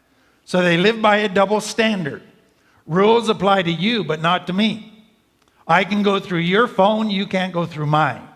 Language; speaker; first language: English; native; English